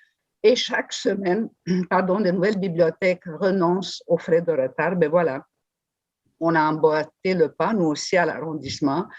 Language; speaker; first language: French; non-native, local second language; English